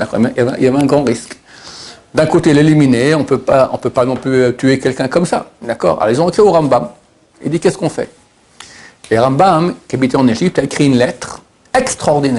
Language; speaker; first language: French; native; French